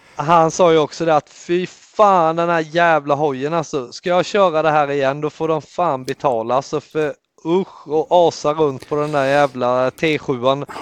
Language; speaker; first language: Swedish; native; Swedish